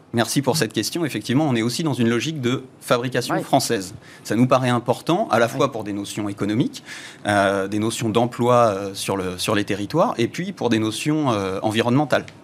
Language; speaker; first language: French; native; French